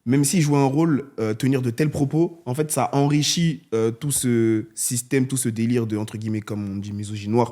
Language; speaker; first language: French; native; French